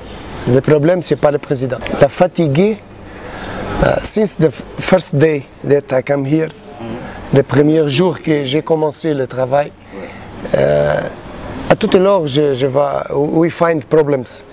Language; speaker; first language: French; non-native, learner; Portuguese